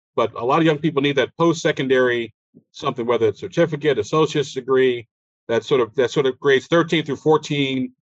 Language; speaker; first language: English; native; English